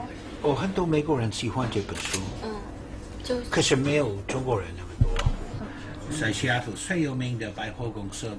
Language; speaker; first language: Chinese; non-native, fluent; English